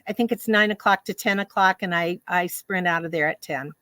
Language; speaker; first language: English; native; English